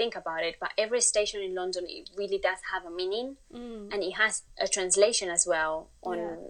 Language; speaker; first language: English; non-native, fluent; Spanish